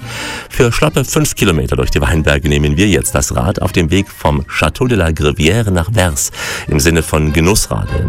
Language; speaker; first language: German; native; German